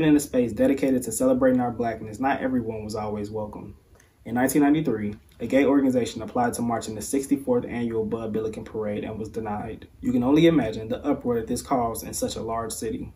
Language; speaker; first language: English; native; English